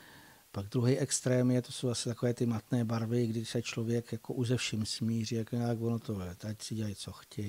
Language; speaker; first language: Czech; native; Czech